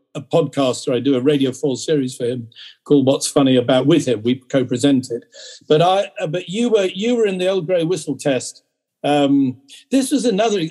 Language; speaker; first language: English; native; English